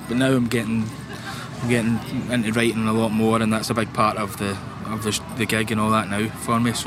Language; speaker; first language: English; native; English